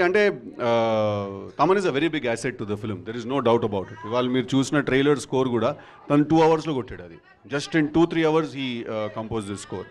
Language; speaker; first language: Telugu; native; Telugu